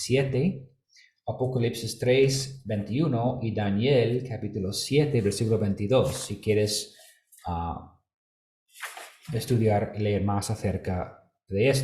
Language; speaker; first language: Spanish; non-native, fluent; English